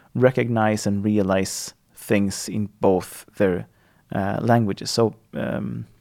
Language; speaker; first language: English; non-native, fluent; Swedish